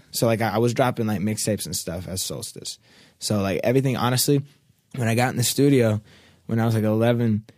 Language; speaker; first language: English; native; English